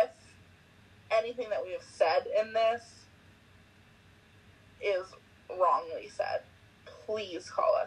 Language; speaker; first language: English; native; English